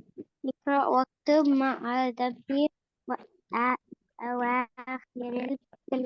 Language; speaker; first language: Arabic; non-native, learner; Urdu